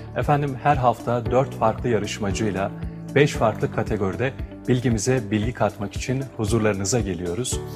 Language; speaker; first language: Turkish; native; Turkish